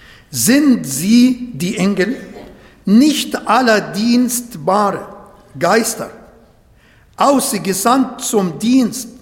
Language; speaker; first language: German; non-native, learner; Arabic